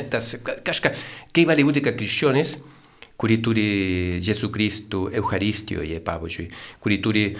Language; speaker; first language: Lithuanian; non-native, fluent; Spanish